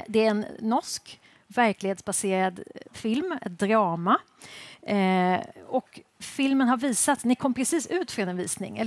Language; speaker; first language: Swedish; native; Swedish